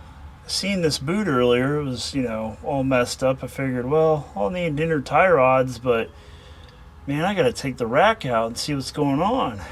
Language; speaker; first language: English; native; English